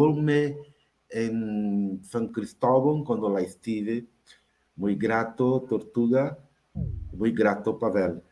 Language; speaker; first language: Spanish; non-native, learner; Portuguese